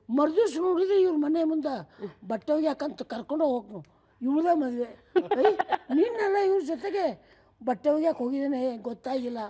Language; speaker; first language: Kannada; native; Kannada